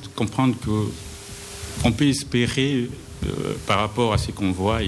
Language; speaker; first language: French; non-native, local second language; Lingala